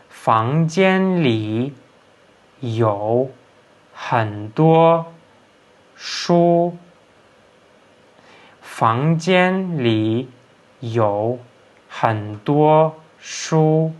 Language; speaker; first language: Chinese; non-native, fluent; Turkmen